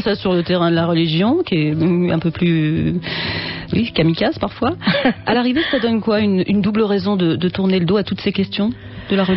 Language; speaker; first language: French; native; French